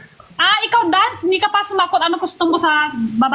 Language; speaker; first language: Filipino; non-native, learner; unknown